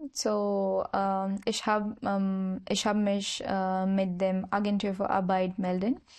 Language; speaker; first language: German; non-native, learner; Marathi